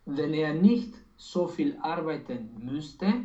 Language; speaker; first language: German; non-native, learner; Romanian